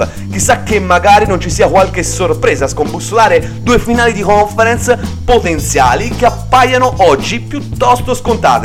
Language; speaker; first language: Italian; native; Italian